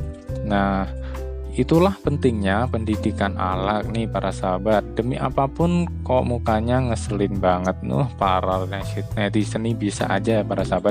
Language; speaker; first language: Indonesian; native; Indonesian